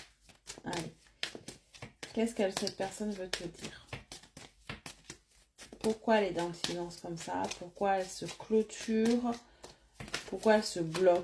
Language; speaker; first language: French; native; French